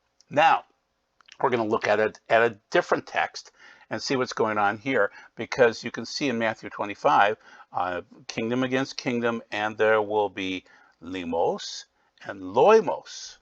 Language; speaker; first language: English; native; English